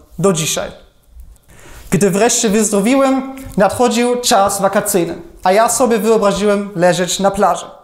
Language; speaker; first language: Polish; non-native, fluent; German